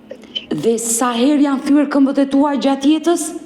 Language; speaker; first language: Albanian; native; Albanian